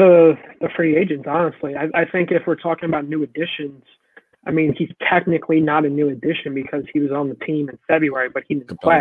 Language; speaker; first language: English; native; English